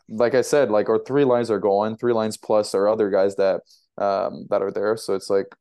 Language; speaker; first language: English; native; English